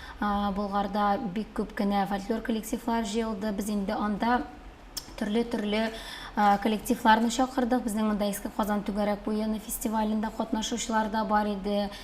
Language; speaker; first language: Tatar; native; Tatar